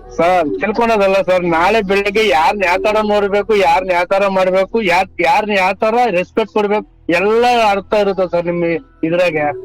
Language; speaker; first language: Kannada; non-native, local second language; Telugu